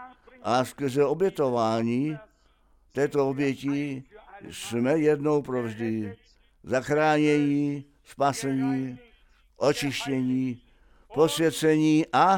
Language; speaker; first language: Czech; non-native, fluent; German